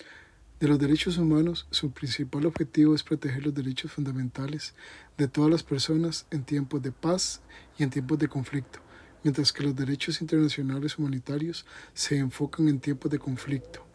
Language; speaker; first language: Spanish; native; Spanish